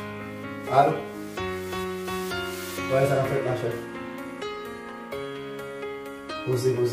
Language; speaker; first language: French; non-native, learner; Haitian Creole